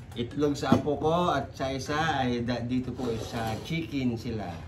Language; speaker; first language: Filipino; native; Filipino